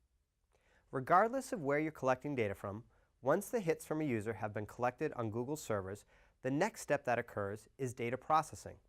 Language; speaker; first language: English; native; English